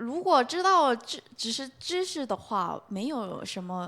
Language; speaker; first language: Chinese; non-native, learner; Korean